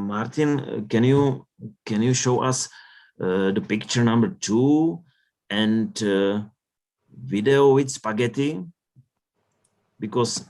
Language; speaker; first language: English; non-native, learner; Czech